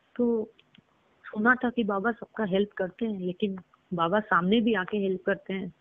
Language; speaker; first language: Hindi; native; Hindi